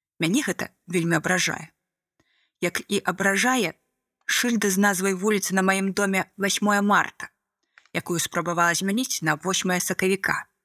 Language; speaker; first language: Belarusian; native; Belarusian